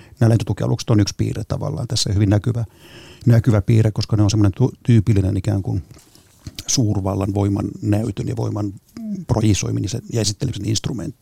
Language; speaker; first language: Finnish; native; Finnish